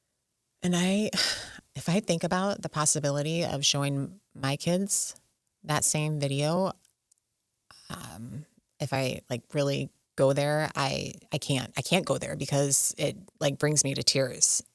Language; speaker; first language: English; native; English